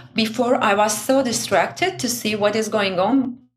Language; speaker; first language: English; non-native, fluent; Turkish